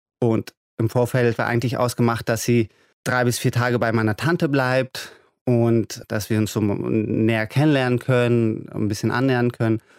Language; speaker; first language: German; native; German